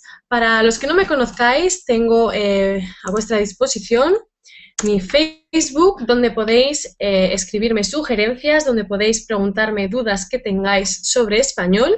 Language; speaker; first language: Spanish; native; Spanish